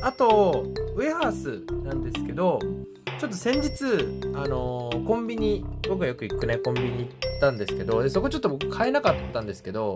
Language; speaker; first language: Japanese; native; Japanese